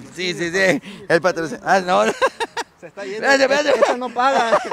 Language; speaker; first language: Spanish; native; Spanish